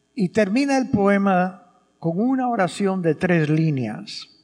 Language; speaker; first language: Spanish; early bilingual, other home language; English